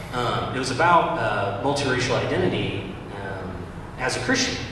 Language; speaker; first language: English; native; English